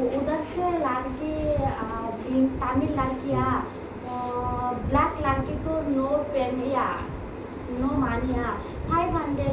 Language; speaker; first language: Hindi; non-native, learner; Bangla